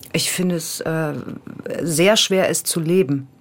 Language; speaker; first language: German; native; German